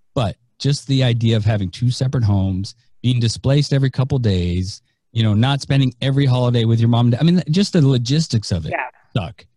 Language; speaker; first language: English; native; English